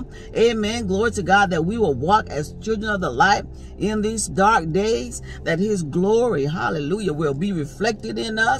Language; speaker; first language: English; native; English